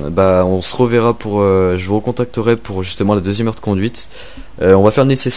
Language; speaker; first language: French; native; French